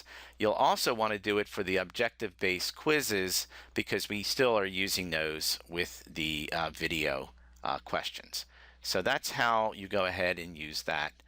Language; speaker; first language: English; native; English